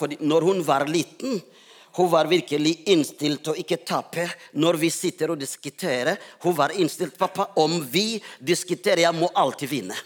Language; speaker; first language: Swedish; non-native, learner; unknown